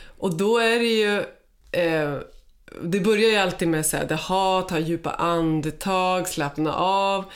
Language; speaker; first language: Swedish; native; Swedish